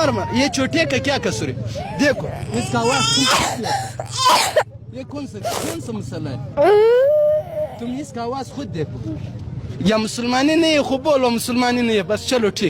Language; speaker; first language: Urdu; non-native, learner; Pashto